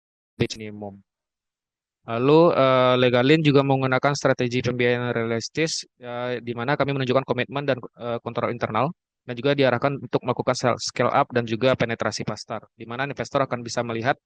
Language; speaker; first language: Indonesian; native; Indonesian